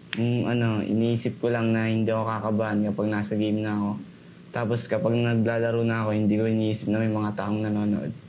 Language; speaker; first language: Filipino; native; Filipino